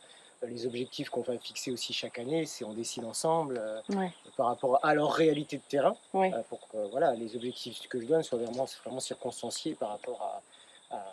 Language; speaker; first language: French; native; French